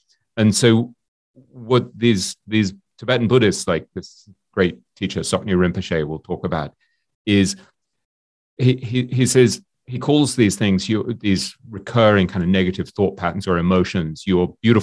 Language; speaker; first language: English; native; English